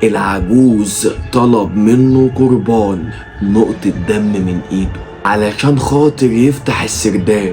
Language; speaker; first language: Arabic; native; Arabic